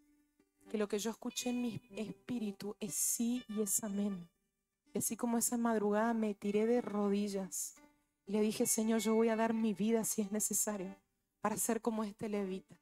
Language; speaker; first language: Spanish; native; Spanish